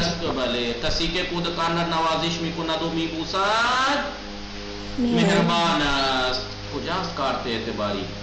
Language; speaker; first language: Persian; non-native, fluent; Urdu